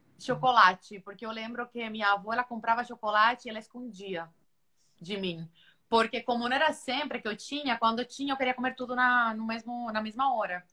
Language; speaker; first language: Portuguese; non-native, fluent; Spanish